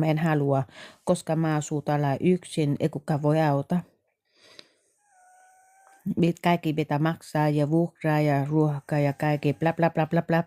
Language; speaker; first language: Finnish; non-native, learner; Vietnamese